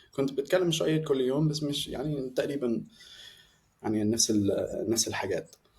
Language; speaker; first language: Egyptian Arabic; non-native, fluent; English